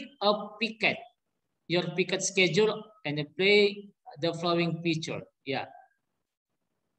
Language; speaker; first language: English; non-native, learner; Indonesian